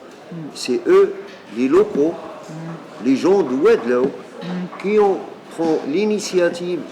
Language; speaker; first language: French; non-native, local second language; Arabic